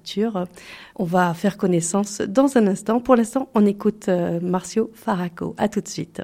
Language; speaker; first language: French; native; French